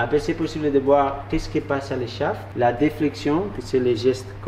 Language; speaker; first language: French; non-native, learner; Spanish